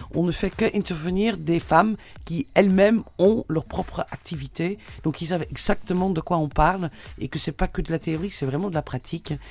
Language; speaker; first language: French; non-native, fluent; Dutch